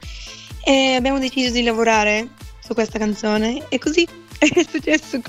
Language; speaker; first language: Italian; non-native, fluent; Bulgarian